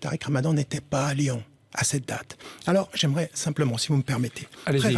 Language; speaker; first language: French; early bilingual, other home language; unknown